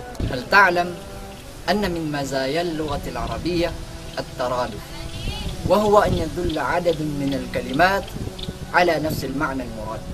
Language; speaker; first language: Arabic; non-native, learner; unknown